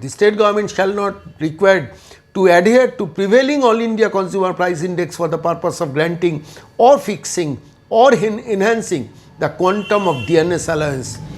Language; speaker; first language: English; non-native, local second language; Bangla